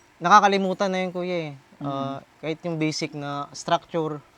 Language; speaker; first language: Filipino; non-native, local second language; Aklanon